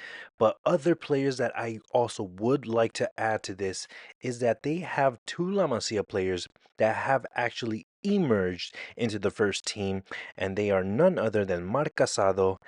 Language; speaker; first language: English; native; English